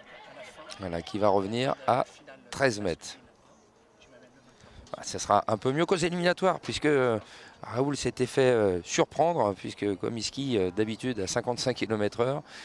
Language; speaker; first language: French; native; French